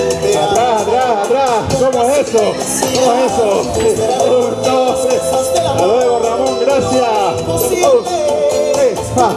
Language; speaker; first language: Spanish; native; Spanish